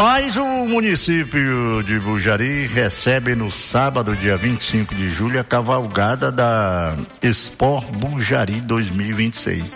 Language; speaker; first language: Portuguese; native; Portuguese